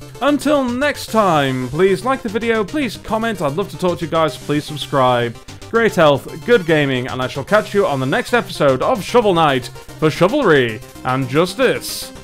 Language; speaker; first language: English; native; English